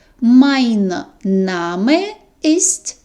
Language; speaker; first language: German; non-native, fluent; Ukrainian